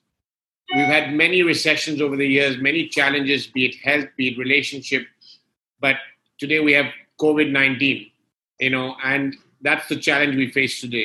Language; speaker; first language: English; native; English